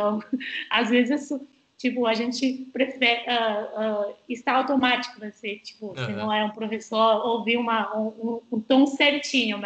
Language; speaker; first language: Portuguese; non-native, fluent; Chinese